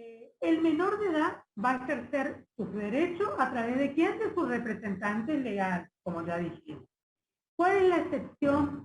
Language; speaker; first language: Spanish; native; Spanish